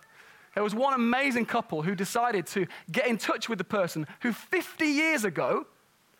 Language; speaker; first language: English; native; English